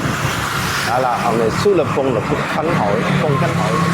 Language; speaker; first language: French; non-native, fluent; Vietnamese